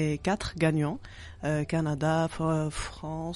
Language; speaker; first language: French; non-native, local second language; Arabic